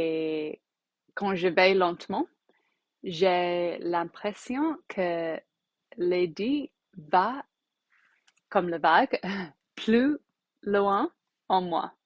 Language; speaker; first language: French; non-native, learner; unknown